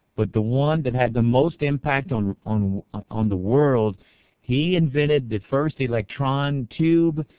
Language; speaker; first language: English; native; English